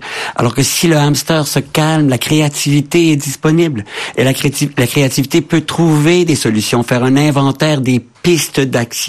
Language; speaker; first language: French; native; French